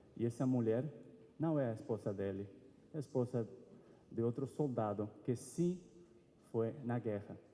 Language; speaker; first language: Portuguese; non-native, fluent; Spanish